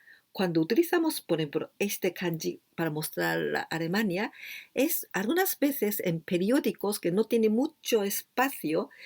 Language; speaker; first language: Spanish; non-native, fluent; Japanese